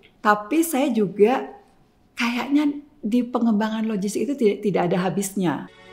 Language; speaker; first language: Indonesian; native; Indonesian